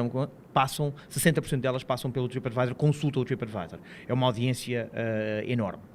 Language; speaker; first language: Portuguese; native; Portuguese